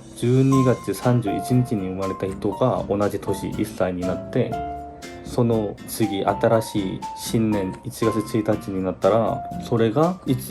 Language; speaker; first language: Japanese; non-native, fluent; Korean